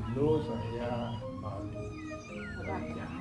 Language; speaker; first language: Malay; non-native, local second language; Balinese